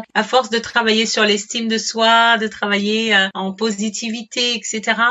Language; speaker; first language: French; native; French